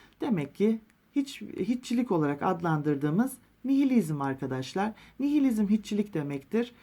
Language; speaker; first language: Turkish; native; Turkish